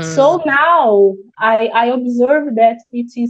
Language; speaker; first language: English; non-native, learner; Portuguese